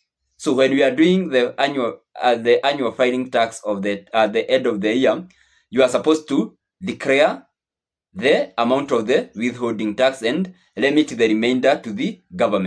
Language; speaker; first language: English; non-native, local second language; Swahili